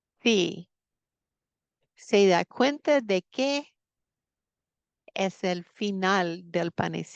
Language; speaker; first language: Spanish; non-native, fluent; English